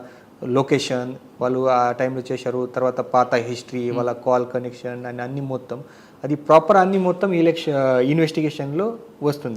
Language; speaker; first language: Telugu; non-native, fluent; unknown